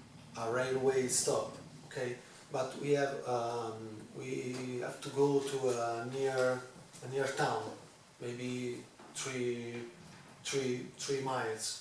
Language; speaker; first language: English; non-native, learner; Italian